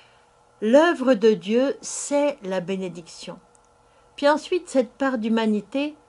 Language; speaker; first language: French; native; French